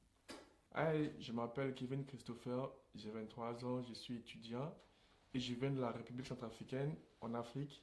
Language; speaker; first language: French; non-native, local second language; Sango